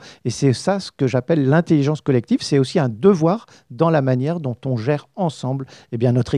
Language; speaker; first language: French; native; French